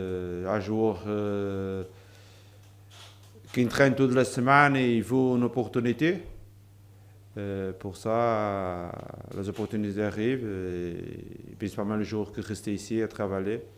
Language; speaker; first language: French; non-native, learner; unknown